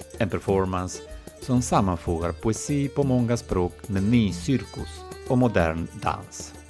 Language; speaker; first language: Swedish; non-native, fluent; Spanish